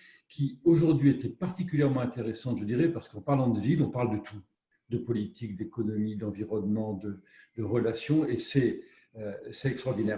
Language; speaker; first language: French; native; French